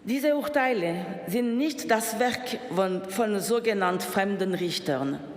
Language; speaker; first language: German; non-native, local second language; French